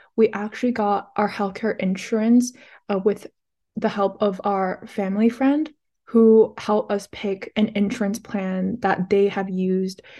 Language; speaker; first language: English; early bilingual, other home language; Chinese